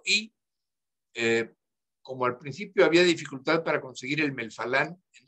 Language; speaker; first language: Spanish; native; Spanish